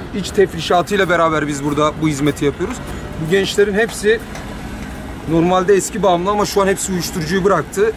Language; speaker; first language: Turkish; native; Turkish